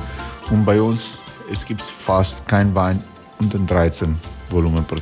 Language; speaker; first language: German; non-native, fluent; Croatian